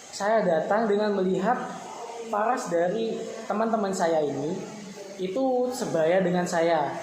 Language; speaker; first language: Indonesian; non-native, local second language; Madurese